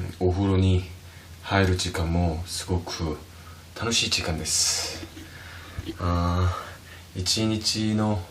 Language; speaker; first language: Japanese; non-native, fluent; Korean